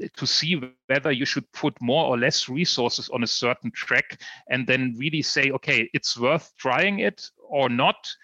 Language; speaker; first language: English; non-native, fluent; German